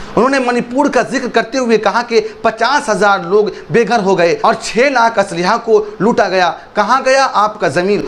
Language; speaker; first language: Urdu; native; Urdu